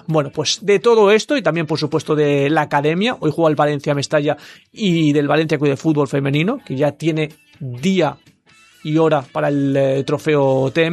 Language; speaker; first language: Spanish; native; Spanish